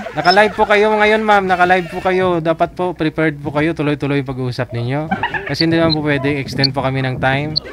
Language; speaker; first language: Filipino; native; Filipino